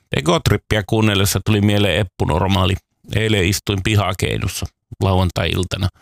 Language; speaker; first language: Finnish; native; Finnish